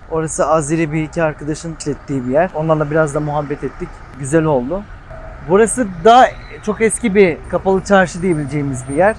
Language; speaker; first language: Turkish; non-native, local second language; Kurdish